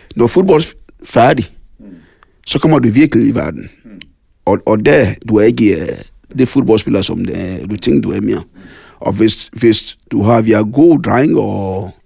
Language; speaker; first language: Danish; non-native, fluent; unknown